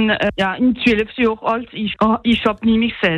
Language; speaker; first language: German; non-native, local second language; French